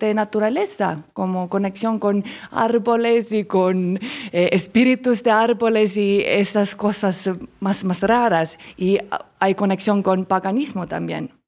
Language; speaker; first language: Spanish; non-native, learner; Estonian